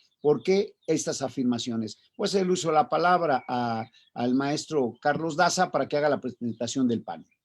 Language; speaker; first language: Spanish; native; Spanish